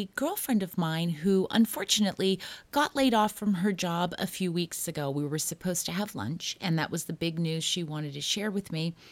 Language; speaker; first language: English; native; English